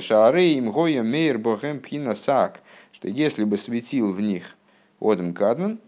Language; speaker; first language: Russian; native; Russian